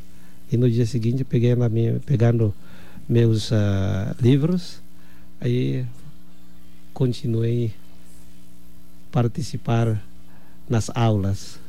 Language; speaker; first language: Portuguese; non-native, fluent; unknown